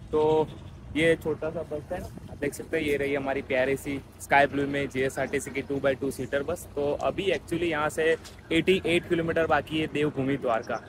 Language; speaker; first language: Hindi; non-native, local second language; Gujarati